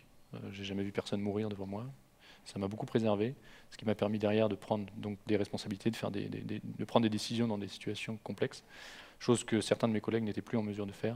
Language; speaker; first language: French; native; French